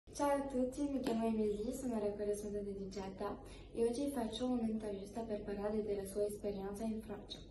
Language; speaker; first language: Italian; non-native, learner; French